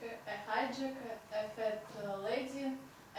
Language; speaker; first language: English; non-native, learner; Russian